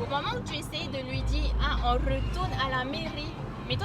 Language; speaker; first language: French; native; French